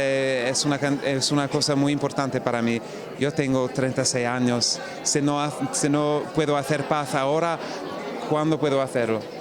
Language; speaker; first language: Spanish; non-native, learner; English